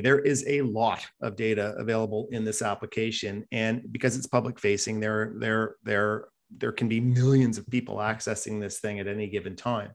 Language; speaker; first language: English; native; English